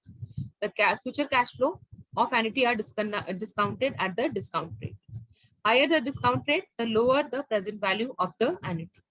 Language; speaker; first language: English; non-native, local second language; Hindi